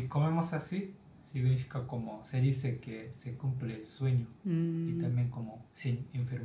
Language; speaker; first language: Spanish; non-native, learner; Japanese